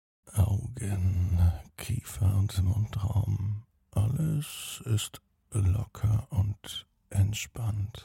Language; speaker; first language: German; native; German